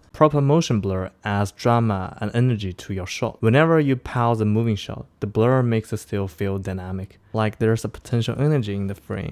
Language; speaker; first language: English; non-native, fluent; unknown